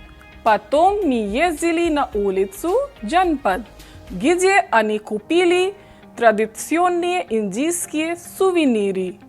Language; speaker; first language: Russian; non-native, fluent; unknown